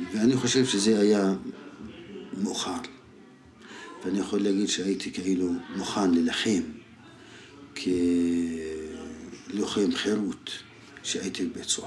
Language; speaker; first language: Hebrew; non-native, local second language; Arabic